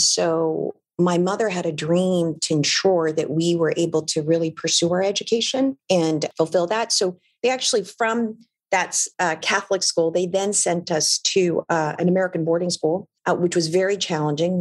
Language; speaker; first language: English; non-native, local second language; Filipino